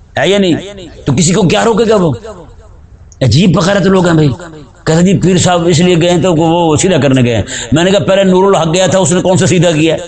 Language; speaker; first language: Urdu; non-native, local second language; Punjabi